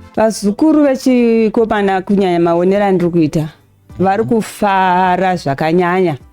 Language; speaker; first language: Shona; early bilingual, heritage; Shona